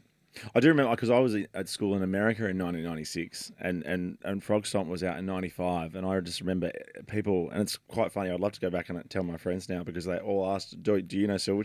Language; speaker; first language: English; native; English